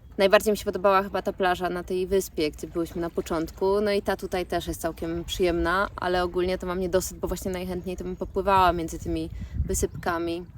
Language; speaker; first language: Polish; native; Polish